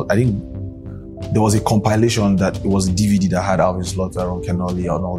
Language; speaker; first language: English; non-native, local second language; Yoruba